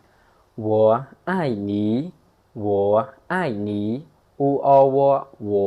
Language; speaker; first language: Chinese; non-native, fluent; Khmer